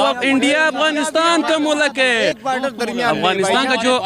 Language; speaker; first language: Hindi; non-native, learner; Pashto